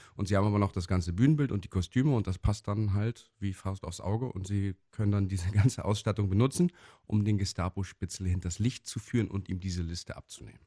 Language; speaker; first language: German; native; German